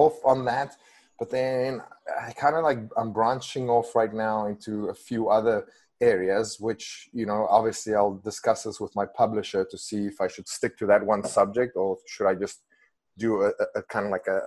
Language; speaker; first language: English; non-native, local second language; Afrikaans